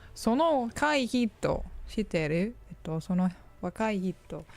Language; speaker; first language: Japanese; non-native, learner; English